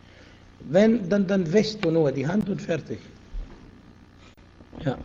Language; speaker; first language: German; non-native, fluent; Arabic